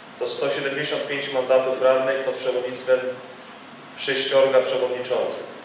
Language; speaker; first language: Polish; native; Polish